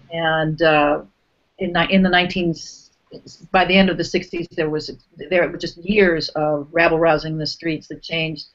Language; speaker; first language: English; native; English